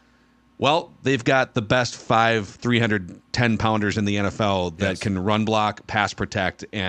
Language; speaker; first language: English; native; English